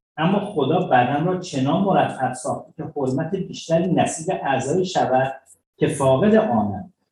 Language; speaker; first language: Persian; native; Persian